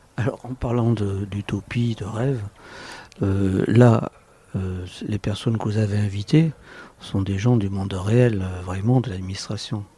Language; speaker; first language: French; native; French